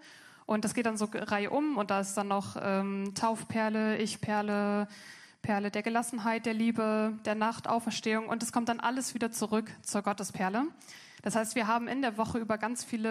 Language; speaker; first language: German; native; German